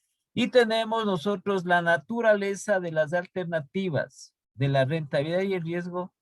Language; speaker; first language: Spanish; native; Spanish